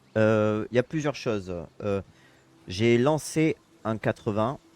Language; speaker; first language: French; native; French